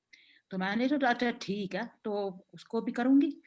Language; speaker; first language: Hindi; non-native, fluent; Finnish